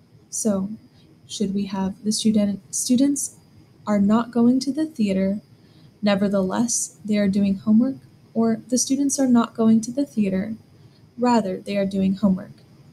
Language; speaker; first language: English; native; English